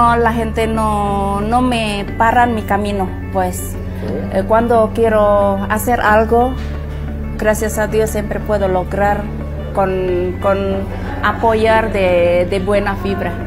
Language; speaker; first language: Spanish; non-native, learner; Indonesian